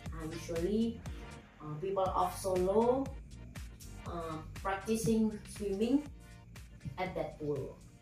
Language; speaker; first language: English; non-native, fluent; Indonesian